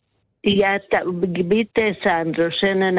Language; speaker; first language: German; non-native, learner; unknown